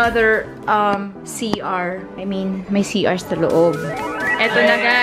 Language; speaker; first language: Filipino; native; Filipino